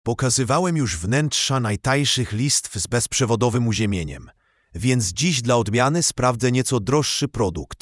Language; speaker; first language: Polish; native; Polish